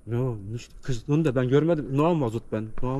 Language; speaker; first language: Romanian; non-native, learner; Turkish